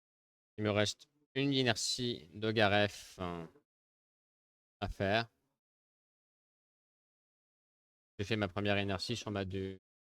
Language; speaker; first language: French; native; French